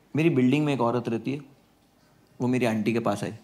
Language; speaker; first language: Hindi; non-native, local second language; Gujarati